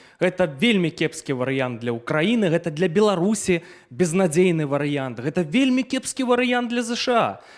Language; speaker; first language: Belarusian; native; Belarusian